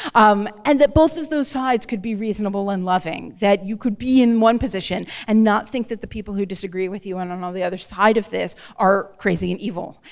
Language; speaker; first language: English; native; English